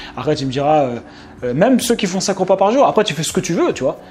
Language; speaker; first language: French; native; French